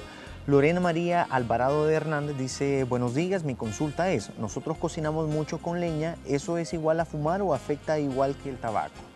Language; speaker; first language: Spanish; native; Spanish